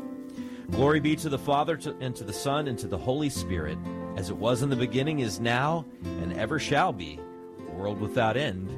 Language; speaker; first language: English; native; English